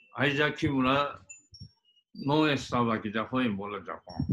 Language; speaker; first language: Portuguese; non-native, fluent; Japanese